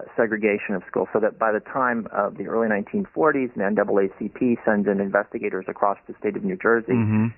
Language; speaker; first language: English; native; English